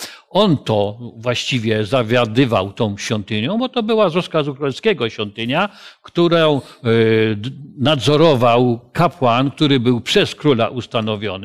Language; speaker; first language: Polish; native; Polish